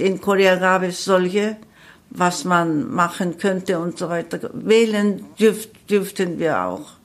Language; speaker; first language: German; non-native, learner; Korean